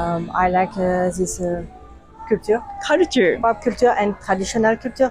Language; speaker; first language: English; non-native, learner; French